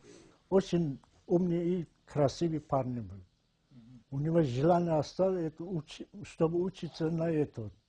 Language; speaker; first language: Russian; non-native, local second language; Tajik